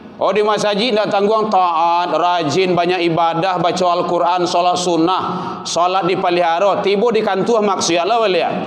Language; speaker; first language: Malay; non-native, local second language; Minangkabau